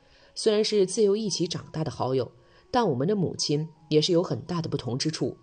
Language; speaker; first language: Chinese; native; Chinese